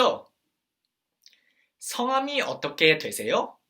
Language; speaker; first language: Korean; non-native, fluent; English